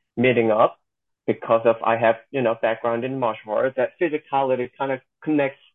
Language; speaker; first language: English; non-native, fluent; Korean